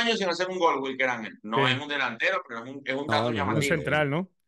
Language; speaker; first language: Spanish; native; Spanish